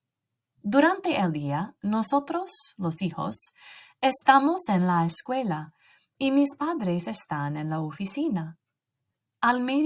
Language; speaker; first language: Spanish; non-native, learner; English